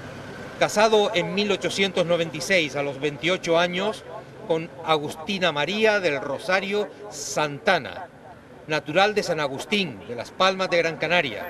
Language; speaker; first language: Spanish; native; Spanish